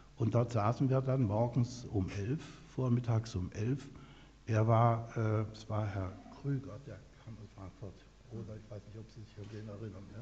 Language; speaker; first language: German; native; German